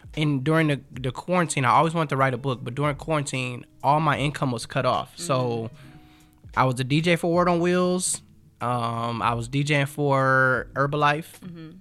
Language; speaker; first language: English; native; English